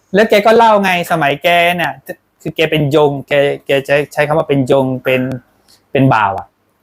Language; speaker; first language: Thai; non-native, local second language; Pattani Malay